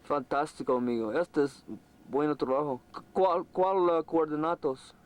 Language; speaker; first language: Spanish; non-native, learner; English